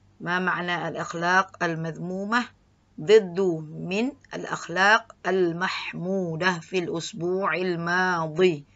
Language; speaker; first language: Arabic; non-native, learner; Malay